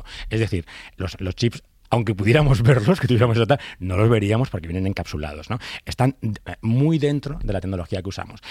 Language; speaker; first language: Spanish; native; Spanish